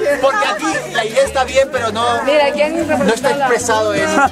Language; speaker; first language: Spanish; native; Spanish